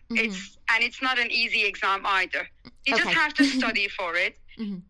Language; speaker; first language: English; non-native, fluent; Turkish